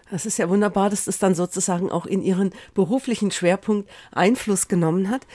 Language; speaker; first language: German; native; German